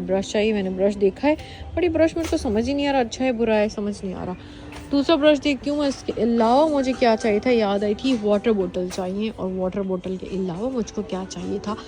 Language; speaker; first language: Urdu; native; Urdu